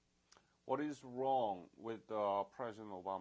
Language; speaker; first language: English; non-native, fluent; Korean